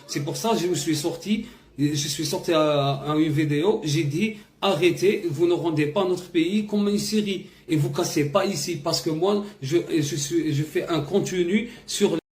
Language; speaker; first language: French; non-native, learner; Arabic